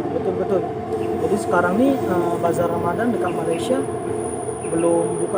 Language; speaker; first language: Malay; non-native, local second language; Indonesian